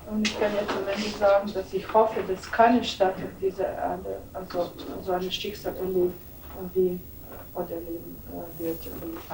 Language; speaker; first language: German; non-native, fluent; Serbian